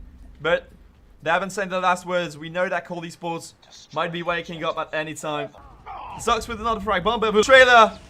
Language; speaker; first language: English; non-native, fluent; French